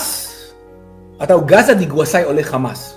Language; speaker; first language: Indonesian; non-native, fluent; Hebrew